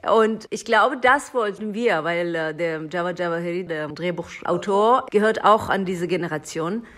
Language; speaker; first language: German; non-native, learner; Persian